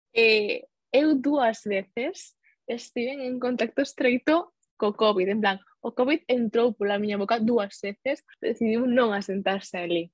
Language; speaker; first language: Galician; non-native, local second language; Spanish